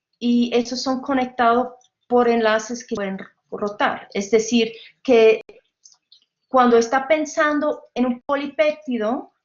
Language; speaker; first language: Spanish; non-native, fluent; English